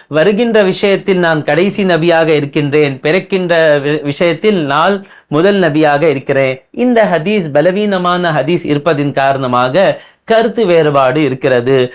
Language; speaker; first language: Tamil; non-native, local second language; Urdu